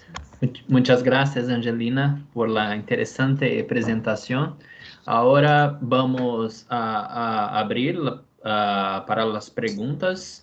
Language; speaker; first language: Spanish; non-native, fluent; Portuguese